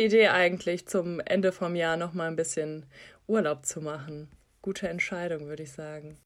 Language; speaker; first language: German; native; German